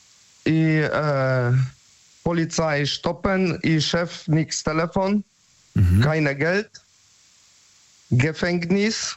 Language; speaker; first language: German; non-native, learner; Polish